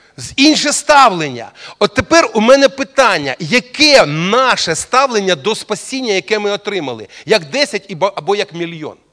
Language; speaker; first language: Ukrainian; non-native, local second language; Russian